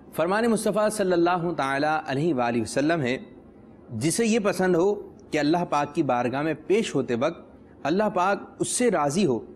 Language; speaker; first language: Urdu; native; Urdu